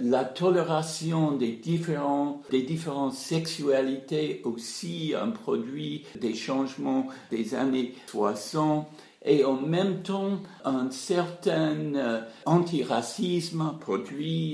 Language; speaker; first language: French; non-native, fluent; English